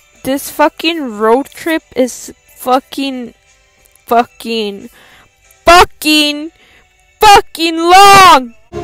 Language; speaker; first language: English; early bilingual, other home language; Spanish